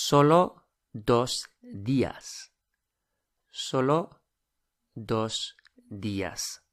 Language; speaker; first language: Spanish; non-native, fluent; English